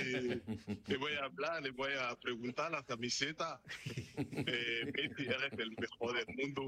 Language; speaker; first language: Spanish; non-native, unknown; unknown